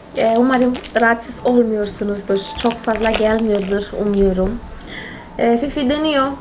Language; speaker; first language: Turkish; non-native, fluent; Portuguese